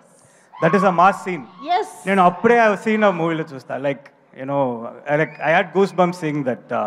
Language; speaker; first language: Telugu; non-native, learner; Tamil